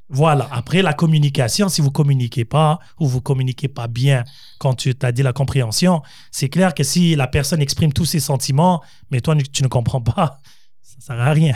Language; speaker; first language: French; native; French